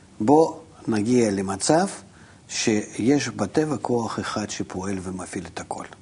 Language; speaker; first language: Hebrew; non-native, fluent; Russian